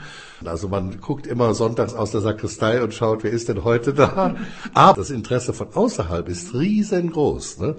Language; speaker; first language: German; native; German